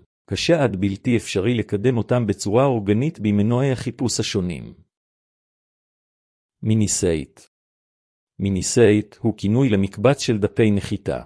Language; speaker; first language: Hebrew; native; Hebrew